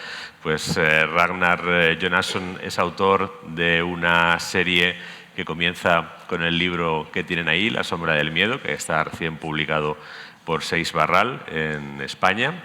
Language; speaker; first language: Spanish; native; Spanish